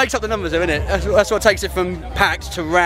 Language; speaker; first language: English; native; English